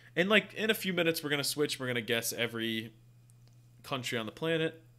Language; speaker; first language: English; native; English